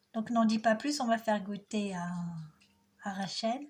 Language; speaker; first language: French; native; French